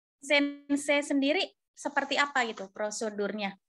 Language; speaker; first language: Indonesian; native; Indonesian